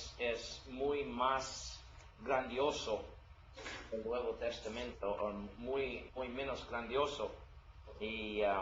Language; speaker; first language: Spanish; non-native, learner; English